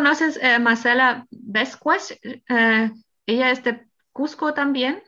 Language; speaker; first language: Spanish; non-native, fluent; German